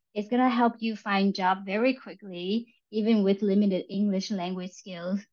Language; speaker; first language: English; early bilingual, other home language; Vietnamese